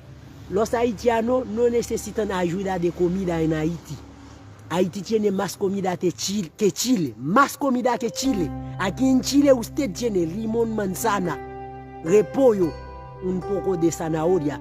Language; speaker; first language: Spanish; non-native, learner; Haitian Creole